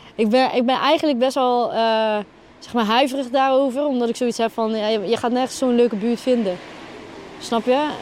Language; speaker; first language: Dutch; early bilingual, other home language; Arabic